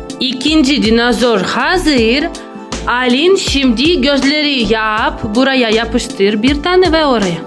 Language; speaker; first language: Turkish; non-native, learner; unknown